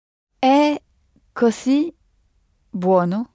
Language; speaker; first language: Italian; non-native, learner; French